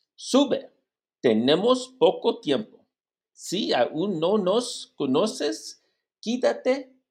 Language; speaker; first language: Spanish; non-native, learner; English